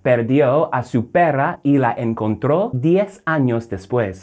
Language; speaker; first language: Spanish; non-native, fluent; English